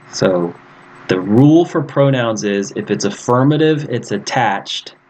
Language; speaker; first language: English; native; English